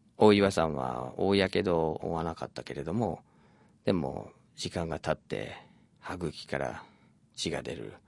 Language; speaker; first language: Japanese; non-native, fluent; English